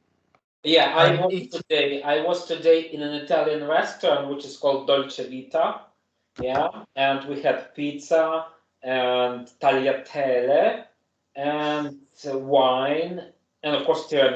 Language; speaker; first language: English; non-native, fluent; German